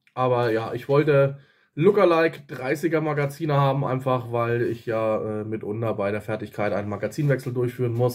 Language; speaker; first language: German; native; German